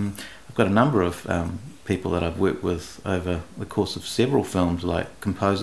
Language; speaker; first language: English; non-native, local second language; Greek